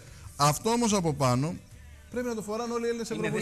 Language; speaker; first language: Greek; native; Greek